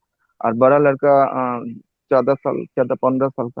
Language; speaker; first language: Hindi; non-native, fluent; Bangla